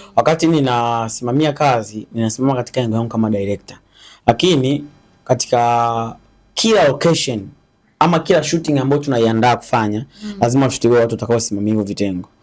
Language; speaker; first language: Swahili; native; Swahili